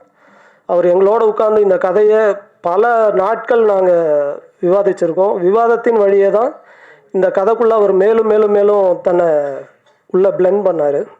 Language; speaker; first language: Tamil; native; Tamil